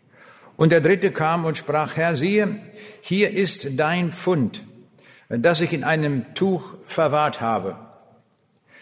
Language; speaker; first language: German; native; German